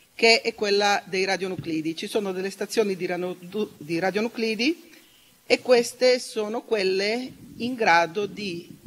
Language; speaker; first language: Italian; native; Italian